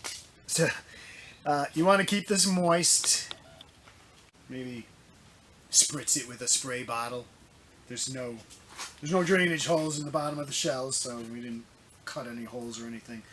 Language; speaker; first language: English; native; English